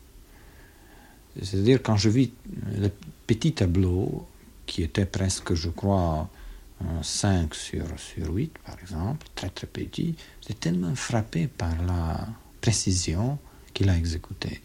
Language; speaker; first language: French; non-native, fluent; Croatian